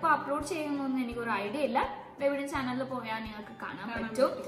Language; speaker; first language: Malayalam; non-native, fluent; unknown